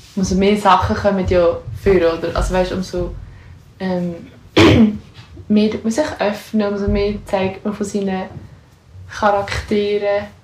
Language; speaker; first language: German; native; German